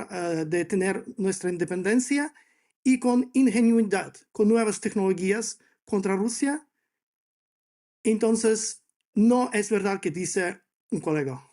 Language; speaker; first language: Spanish; non-native, fluent; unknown